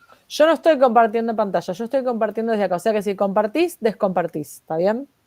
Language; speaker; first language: Spanish; native; Spanish